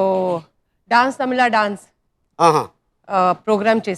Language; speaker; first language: Telugu; non-native, local second language; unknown